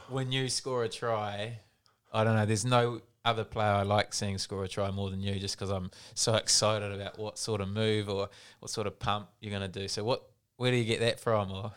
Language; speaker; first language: English; native; English